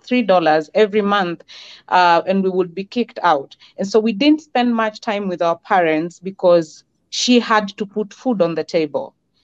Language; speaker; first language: English; non-native, local second language; Kamba